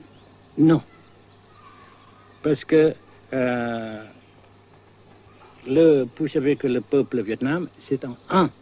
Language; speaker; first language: French; non-native, fluent; Vietnamese